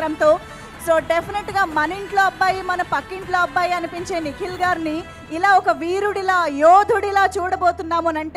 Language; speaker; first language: Telugu; native; Telugu